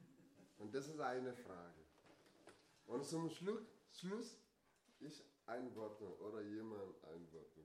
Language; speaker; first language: German; non-native, learner; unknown